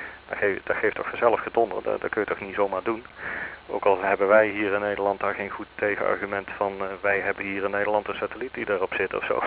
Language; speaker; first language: Dutch; native; Dutch